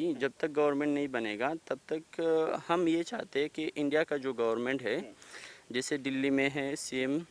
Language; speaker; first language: Hindi; non-native, fluent; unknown